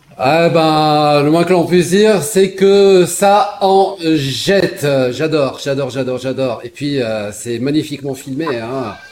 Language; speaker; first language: French; non-native, local second language; Arabic